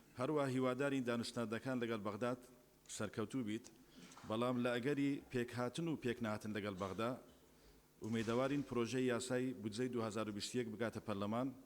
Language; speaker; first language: Central Kurdish; non-native, local second language; Turkish